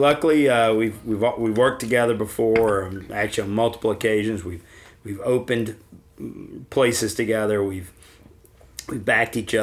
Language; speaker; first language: English; native; English